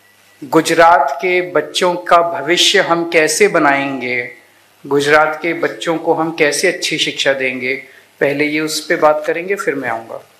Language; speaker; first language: Hindi; native; Hindi